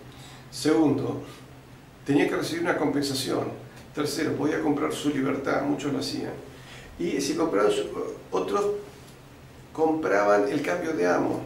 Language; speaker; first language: Spanish; native; Spanish